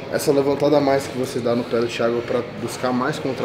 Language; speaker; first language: Portuguese; native; Portuguese